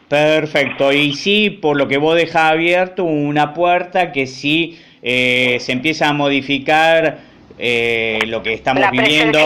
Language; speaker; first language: Spanish; native; Spanish